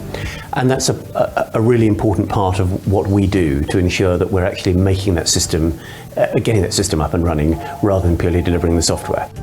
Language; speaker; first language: English; native; English